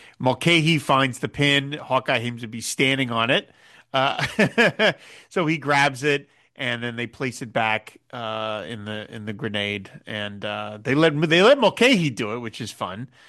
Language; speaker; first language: English; native; English